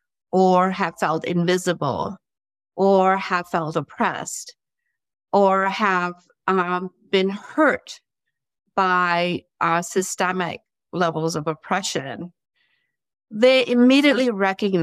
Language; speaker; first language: English; non-native, local second language; Gujarati